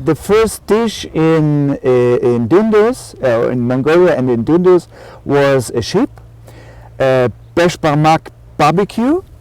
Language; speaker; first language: English; non-native, learner; German